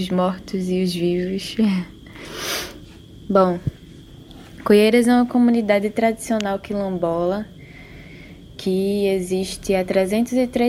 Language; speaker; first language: Portuguese; native; Portuguese